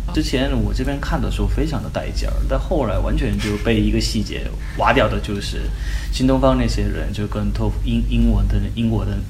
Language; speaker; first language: Chinese; non-native, fluent; Korean